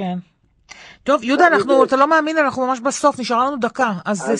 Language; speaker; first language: Hebrew; native; Hebrew